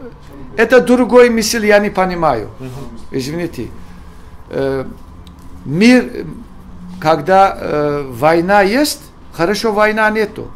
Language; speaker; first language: Russian; non-native, learner; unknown